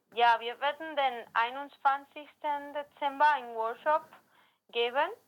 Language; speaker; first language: German; non-native, learner; Spanish